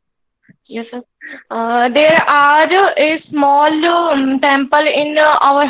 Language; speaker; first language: English; non-native, learner; Hindi